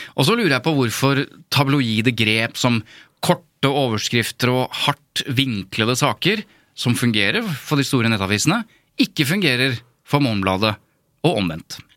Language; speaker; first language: Norwegian; native; Norwegian